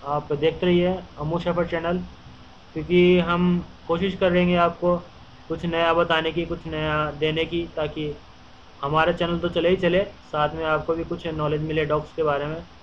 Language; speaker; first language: Hindi; native; Hindi